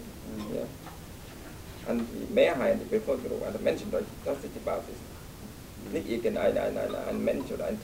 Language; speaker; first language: German; non-native, fluent; Vietnamese